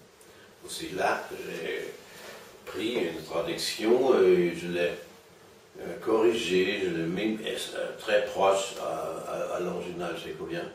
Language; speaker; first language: French; non-native, fluent; German